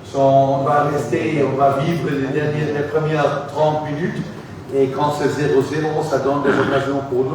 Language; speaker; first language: French; non-native, fluent; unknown